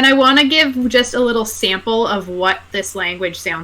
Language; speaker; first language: English; native; English